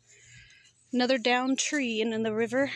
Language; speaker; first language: English; native; English